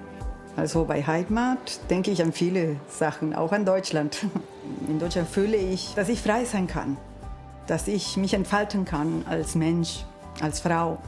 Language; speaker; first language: German; non-native, fluent; Spanish